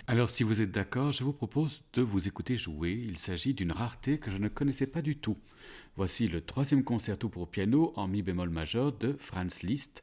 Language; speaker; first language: French; native; French